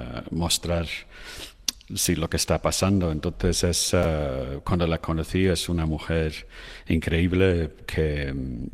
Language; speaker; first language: Spanish; non-native, fluent; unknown